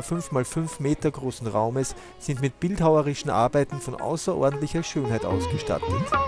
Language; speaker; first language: German; native; German